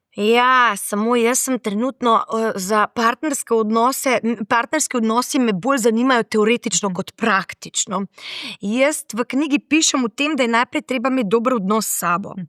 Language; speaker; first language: Slovenian; native; Slovenian